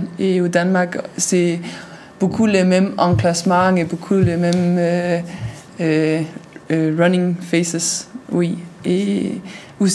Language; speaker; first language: French; non-native, learner; Danish